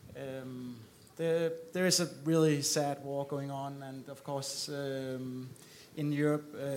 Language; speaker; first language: English; non-native, fluent; Danish